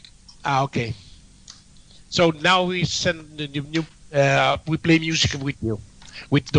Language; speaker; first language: English; non-native, learner; Italian